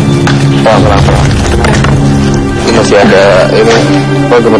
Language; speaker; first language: Indonesian; native; Indonesian